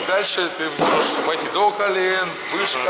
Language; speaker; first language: Russian; native; Russian